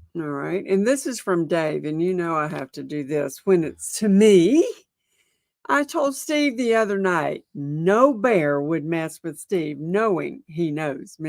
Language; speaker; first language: English; native; English